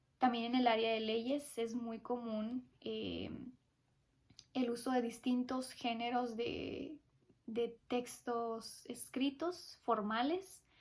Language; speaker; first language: Spanish; early bilingual, heritage; Spanish